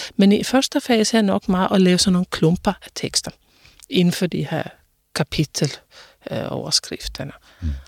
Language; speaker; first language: Danish; non-native, fluent; Finnish